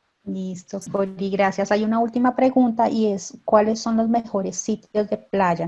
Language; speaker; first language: Spanish; native; Spanish